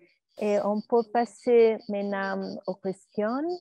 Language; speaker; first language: French; non-native, learner; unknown